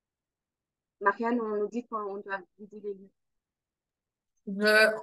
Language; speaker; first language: French; non-native, learner; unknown